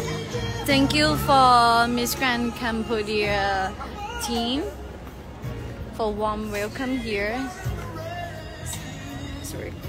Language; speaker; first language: English; non-native, learner; Thai